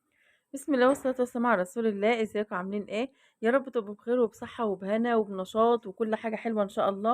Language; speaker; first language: Arabic; native; Arabic